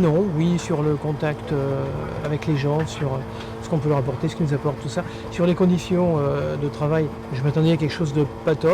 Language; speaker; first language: French; native; French